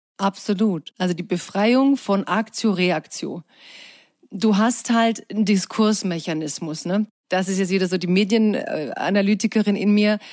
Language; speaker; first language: German; early bilingual, other home language; Croatian